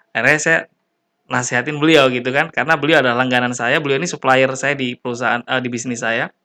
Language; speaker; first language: Indonesian; native; Indonesian